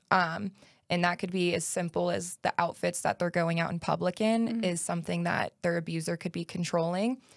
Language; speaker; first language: English; native; English